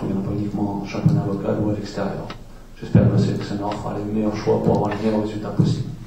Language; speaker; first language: French; native; French